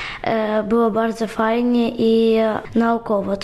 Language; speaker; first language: Polish; early bilingual, other home language; Ukrainian